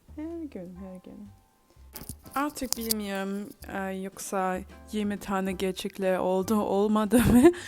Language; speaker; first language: Turkish; early bilingual, heritage; Turkish